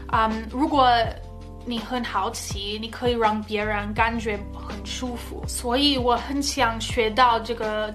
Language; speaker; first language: Chinese; non-native, fluent; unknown